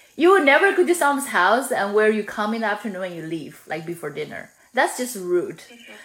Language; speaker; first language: English; non-native, fluent; Chinese